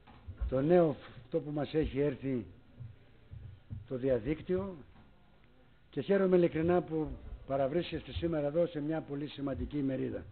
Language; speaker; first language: Greek; native; Greek